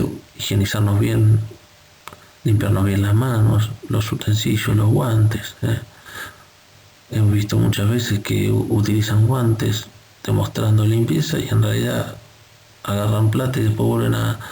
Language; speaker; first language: Spanish; native; Spanish